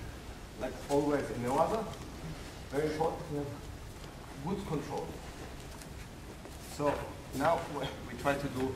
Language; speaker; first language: English; non-native, learner; German